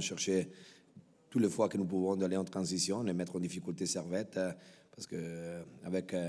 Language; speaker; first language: French; non-native, local second language; Italian